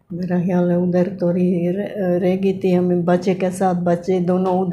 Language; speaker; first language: Hindi; non-native, learner; Bosnian